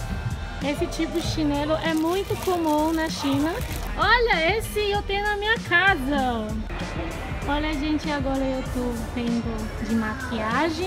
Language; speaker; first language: Portuguese; non-native, fluent; Chinese